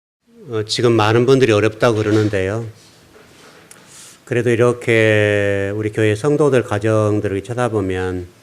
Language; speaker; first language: Korean; native; Korean